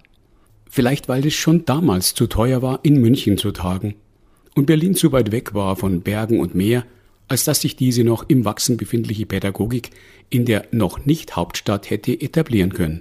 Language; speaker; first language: German; native; German